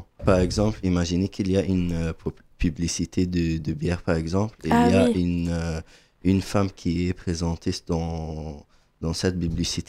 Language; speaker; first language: French; non-native, learner; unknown